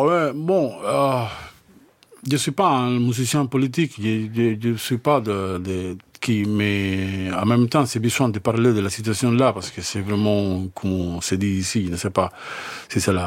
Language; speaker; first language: French; non-native, fluent; Spanish